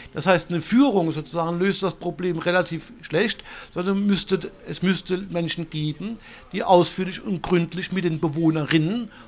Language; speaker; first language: German; non-native, fluent; Italian